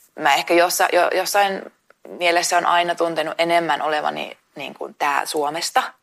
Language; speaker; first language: Finnish; native; Finnish